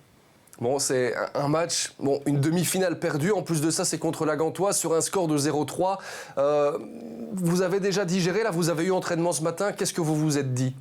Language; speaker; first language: French; native; French